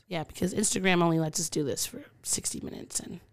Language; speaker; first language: English; early bilingual, other home language; Yoruba